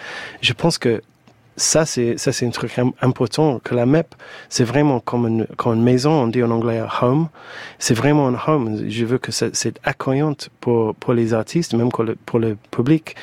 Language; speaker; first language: French; non-native, fluent; English